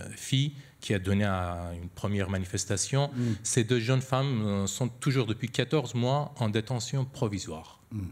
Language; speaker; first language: French; non-native, fluent; Persian